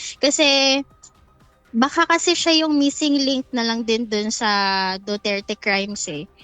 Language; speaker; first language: Filipino; native; Filipino